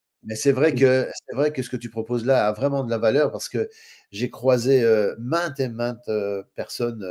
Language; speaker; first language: French; native; French